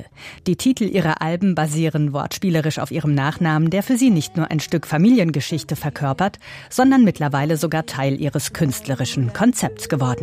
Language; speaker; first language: German; native; German